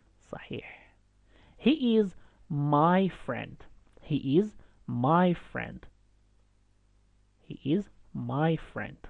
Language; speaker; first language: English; non-native, fluent; Arabic